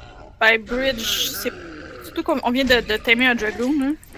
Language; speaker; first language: French; native; French